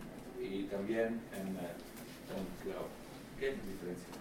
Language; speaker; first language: Spanish; non-native, learner; Italian